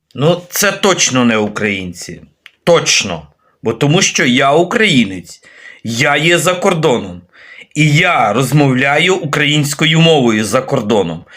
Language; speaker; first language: Ukrainian; native; Ukrainian